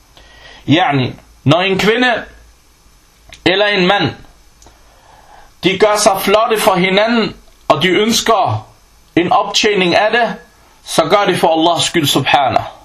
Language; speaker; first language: Danish; early bilingual, other home language; Arabic